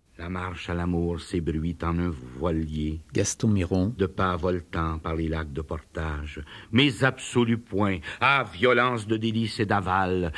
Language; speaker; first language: French; native; French